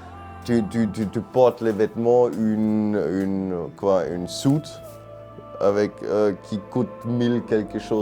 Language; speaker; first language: French; non-native, fluent; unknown